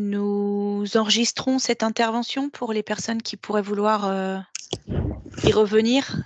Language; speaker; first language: French; native; French